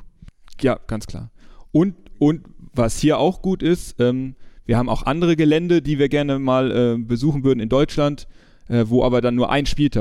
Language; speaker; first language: German; native; German